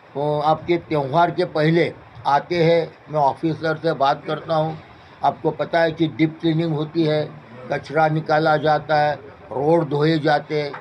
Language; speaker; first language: Hindi; non-native, local second language; Marathi